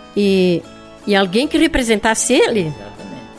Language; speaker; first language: Portuguese; native; Portuguese